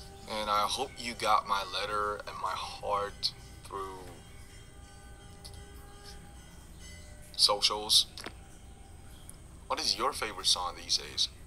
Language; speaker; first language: English; non-native, fluent; Korean